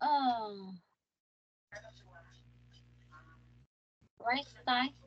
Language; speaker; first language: English; non-native, learner; Vietnamese